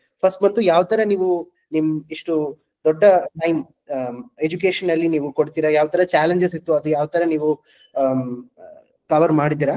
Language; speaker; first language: Kannada; non-native, local second language; Malayalam